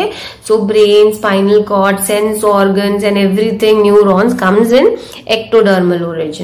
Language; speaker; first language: English; non-native, local second language; Hindi